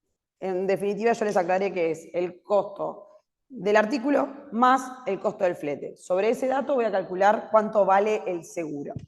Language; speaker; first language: Spanish; native; Spanish